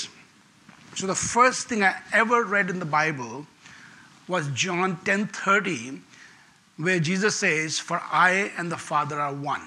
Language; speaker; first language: English; non-native, local second language; Punjabi